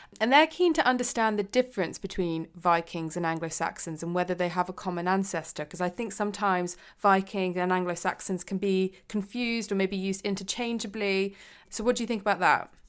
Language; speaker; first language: English; native; English